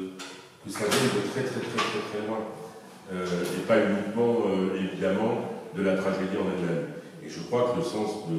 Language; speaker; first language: French; native; French